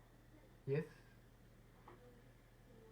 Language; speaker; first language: English; non-native, learner; Japanese